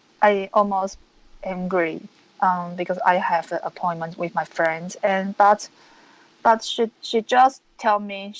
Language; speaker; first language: English; non-native, learner; Chinese